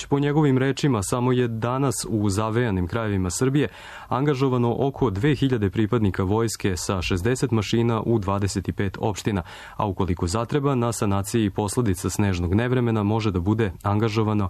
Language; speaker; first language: Croatian; native; Croatian